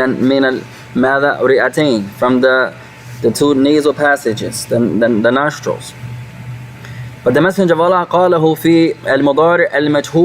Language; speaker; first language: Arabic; non-native, fluent; English